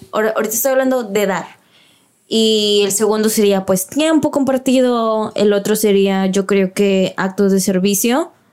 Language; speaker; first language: Spanish; early bilingual, heritage; Spanish